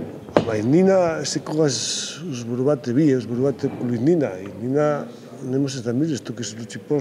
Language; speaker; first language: Macedonian; non-native, learner; Spanish